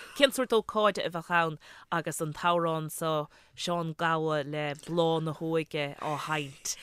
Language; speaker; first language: Irish; native; Irish